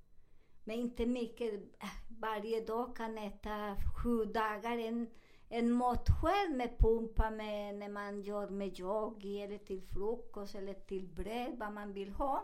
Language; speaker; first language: Swedish; non-native, fluent; Spanish